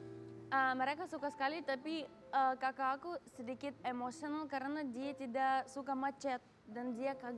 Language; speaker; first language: Indonesian; non-native, learner; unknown